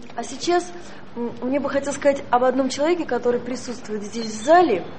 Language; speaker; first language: Russian; native; Russian